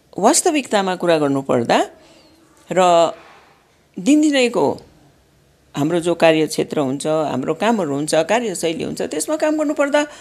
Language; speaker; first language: Nepali; native; Nepali